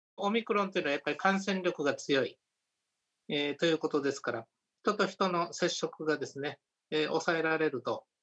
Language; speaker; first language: Japanese; native; Japanese